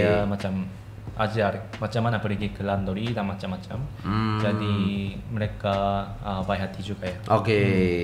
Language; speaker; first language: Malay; non-native, fluent; Japanese